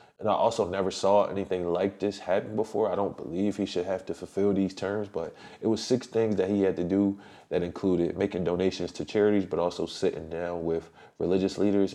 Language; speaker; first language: English; native; English